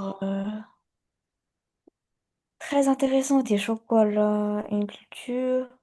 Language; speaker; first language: French; early bilingual, other home language; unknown